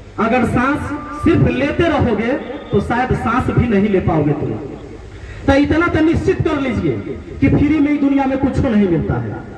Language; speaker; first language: Hindi; native; Hindi